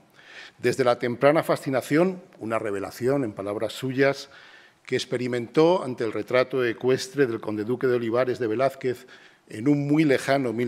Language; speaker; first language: Spanish; native; Spanish